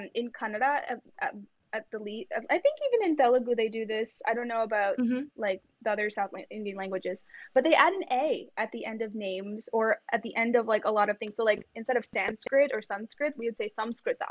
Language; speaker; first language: English; early bilingual, other home language; Kannada